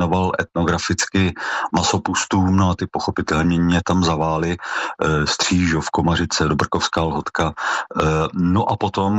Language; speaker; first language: Czech; native; Czech